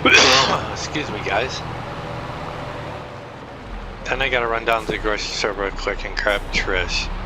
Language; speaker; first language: English; native; English